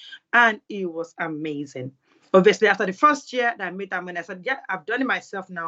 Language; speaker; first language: English; non-native, local second language; Yoruba